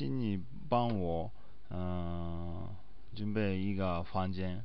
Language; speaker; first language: Chinese; non-native, learner; Japanese